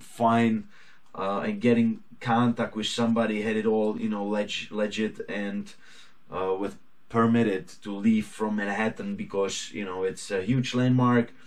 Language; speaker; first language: English; non-native, fluent; Czech